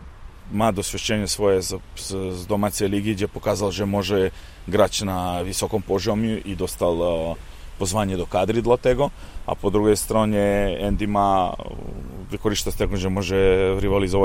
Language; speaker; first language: Polish; non-native, fluent; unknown